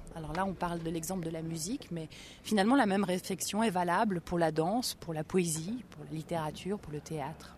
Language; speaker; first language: French; native; French